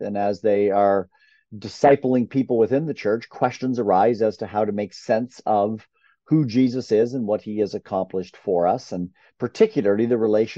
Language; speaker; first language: English; native; English